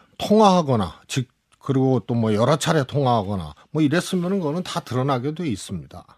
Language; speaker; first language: Korean; native; Korean